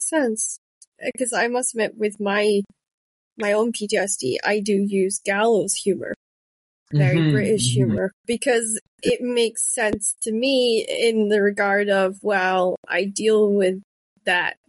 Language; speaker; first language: English; non-native, local second language; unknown